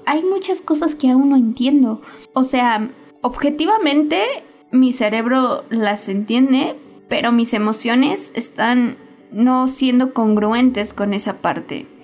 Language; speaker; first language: Spanish; native; Spanish